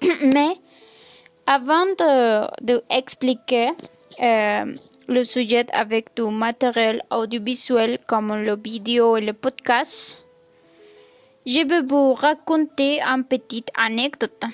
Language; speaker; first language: French; non-native, learner; Spanish